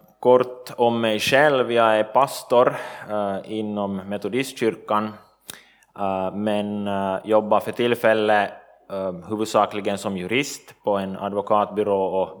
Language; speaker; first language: Swedish; native; Swedish